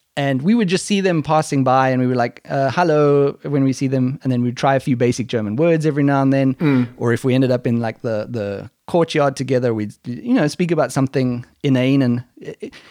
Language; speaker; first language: English; native; English